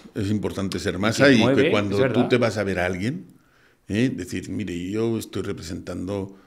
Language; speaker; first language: Spanish; native; Spanish